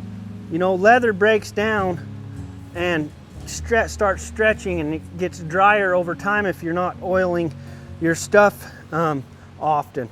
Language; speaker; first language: English; native; English